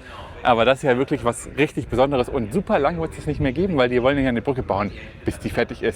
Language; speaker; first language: German; native; German